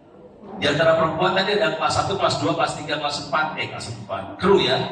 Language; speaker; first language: Indonesian; native; Indonesian